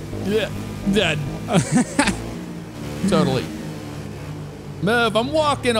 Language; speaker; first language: English; native; English